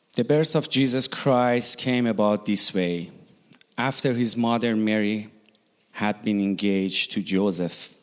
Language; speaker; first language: English; non-native, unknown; Persian